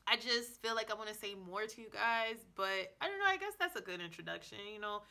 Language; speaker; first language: English; native; English